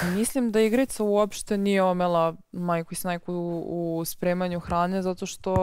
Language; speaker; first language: Serbian; native; Serbian